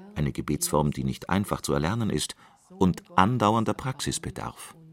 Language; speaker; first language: German; native; German